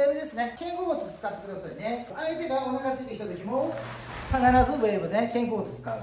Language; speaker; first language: Japanese; native; Japanese